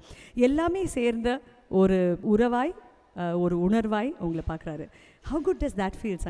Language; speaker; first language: Tamil; native; Tamil